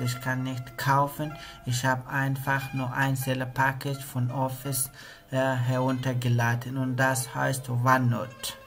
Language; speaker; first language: German; non-native, learner; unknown